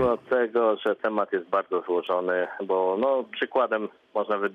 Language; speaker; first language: Polish; native; Polish